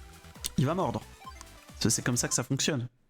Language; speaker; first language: French; native; French